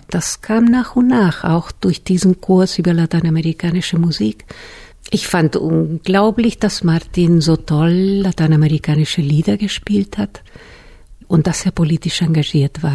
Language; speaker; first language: German; non-native, fluent; Spanish